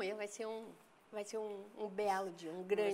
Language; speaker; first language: Portuguese; native; Portuguese